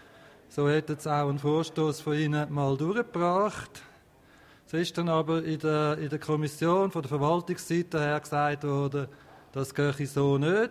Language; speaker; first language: German; native; German